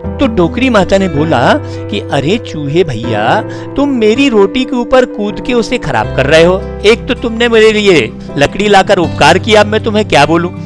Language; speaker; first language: Hindi; native; Hindi